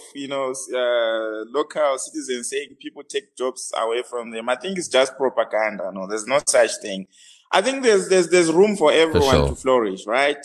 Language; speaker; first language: English; non-native, local second language; North Ndebele